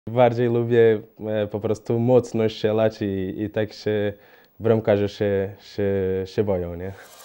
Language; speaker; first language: Polish; non-native, fluent; Portuguese